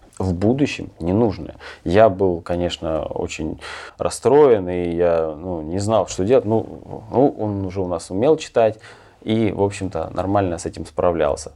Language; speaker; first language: Russian; native; Russian